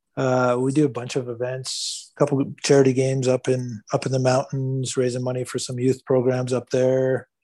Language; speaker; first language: English; native; English